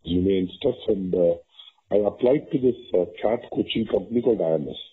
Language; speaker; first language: English; non-native, local second language; Tamil